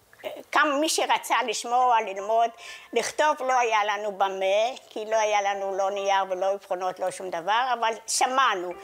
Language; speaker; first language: Hebrew; non-native, fluent; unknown